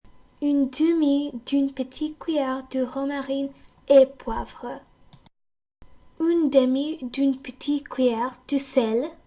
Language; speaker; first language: French; non-native, learner; English